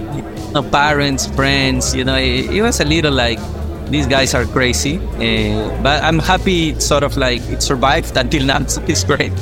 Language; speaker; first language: English; non-native, fluent; Spanish